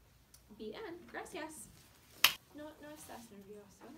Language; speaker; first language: Spanish; non-native, fluent; English